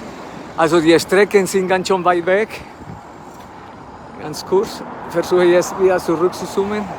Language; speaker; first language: German; non-native, fluent; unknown